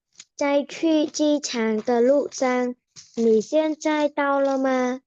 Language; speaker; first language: Chinese; non-native, learner; Khmer